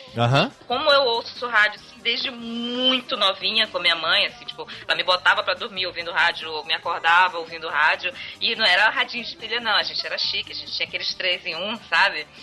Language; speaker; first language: Portuguese; native; Portuguese